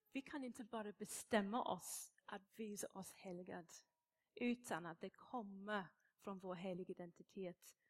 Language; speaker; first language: Swedish; non-native, fluent; English